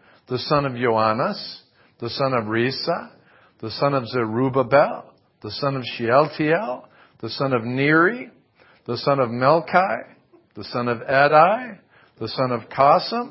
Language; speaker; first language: English; native; English